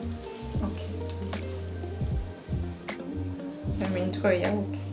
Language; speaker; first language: Swedish; non-native, fluent; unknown